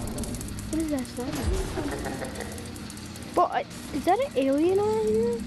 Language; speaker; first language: English; native; English